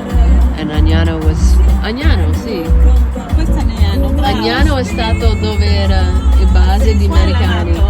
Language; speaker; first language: Italian; non-native, learner; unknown